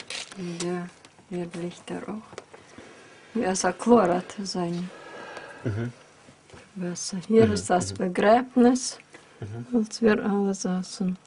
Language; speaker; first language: German; early bilingual, heritage; German